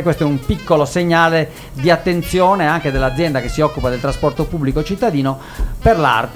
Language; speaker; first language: Italian; native; Italian